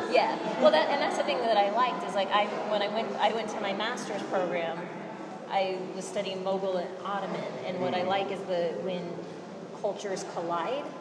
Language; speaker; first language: English; native; English